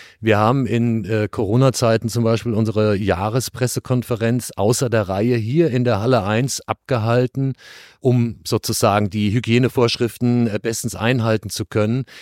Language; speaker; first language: German; native; German